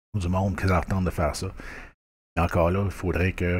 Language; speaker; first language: French; native; French